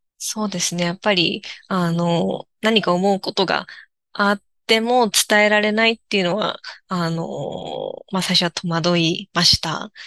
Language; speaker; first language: Japanese; native; Japanese